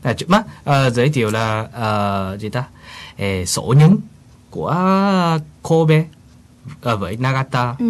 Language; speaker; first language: Vietnamese; early bilingual, heritage; Vietnamese